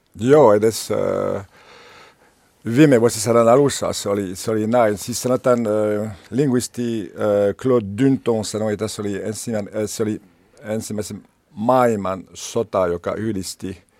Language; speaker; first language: Finnish; non-native, learner; French